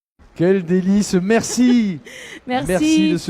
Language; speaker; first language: French; native; French